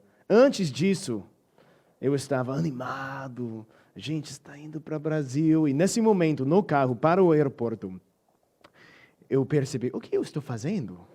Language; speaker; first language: Portuguese; non-native, fluent; English